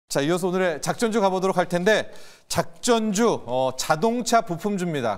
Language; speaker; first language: Korean; native; Korean